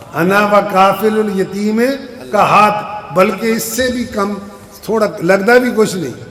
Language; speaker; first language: Urdu; non-native, local second language; Punjabi